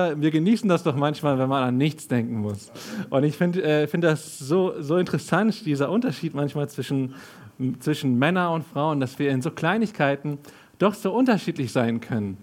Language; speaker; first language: German; native; German